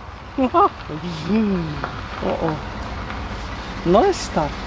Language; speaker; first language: Spanish; non-native, learner; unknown